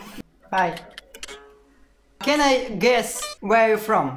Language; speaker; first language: English; non-native, learner; Russian